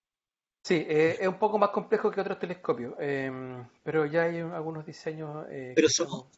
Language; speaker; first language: Spanish; native; Spanish